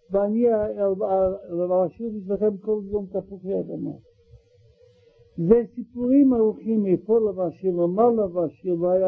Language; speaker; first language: Hebrew; non-native, learner; Russian